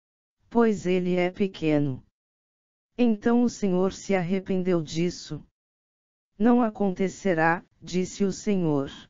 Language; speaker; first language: Portuguese; native; Portuguese